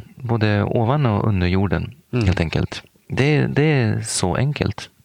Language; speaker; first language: Swedish; native; Swedish